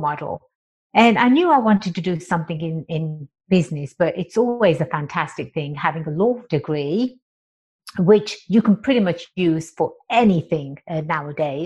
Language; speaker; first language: English; native; English